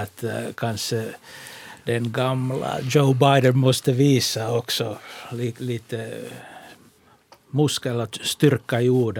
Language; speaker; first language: Swedish; non-native, local second language; Finnish